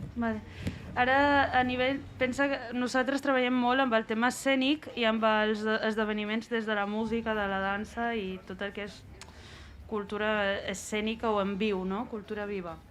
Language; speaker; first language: Catalan; non-native, fluent; Portuguese